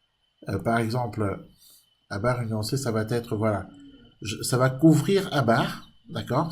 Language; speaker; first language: French; native; French